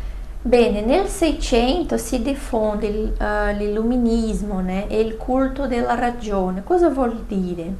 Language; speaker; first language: Italian; non-native, fluent; Portuguese